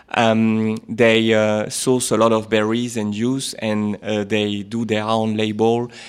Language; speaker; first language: English; non-native, fluent; French